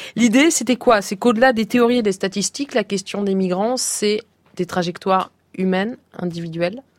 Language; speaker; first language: French; native; French